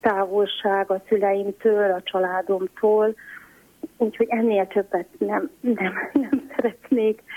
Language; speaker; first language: Hungarian; native; Hungarian